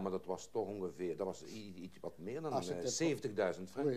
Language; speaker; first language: Dutch; native; Dutch